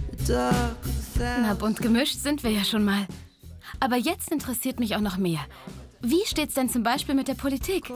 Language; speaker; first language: German; native; German